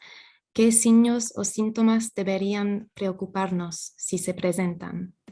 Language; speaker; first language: Spanish; non-native, fluent; English